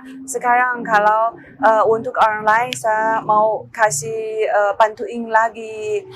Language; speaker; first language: Indonesian; non-native, learner; Chinese